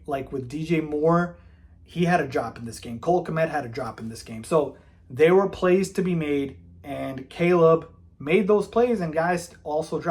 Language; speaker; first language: English; native; English